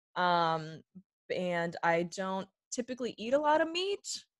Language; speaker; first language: English; native; English